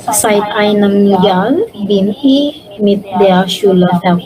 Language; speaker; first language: German; non-native, learner; Indonesian